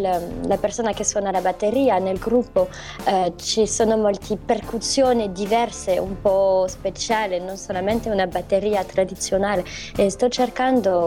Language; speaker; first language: Italian; non-native, fluent; French